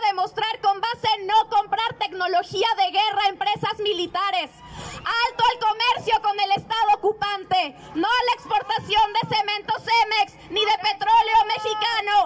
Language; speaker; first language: Spanish; native; Spanish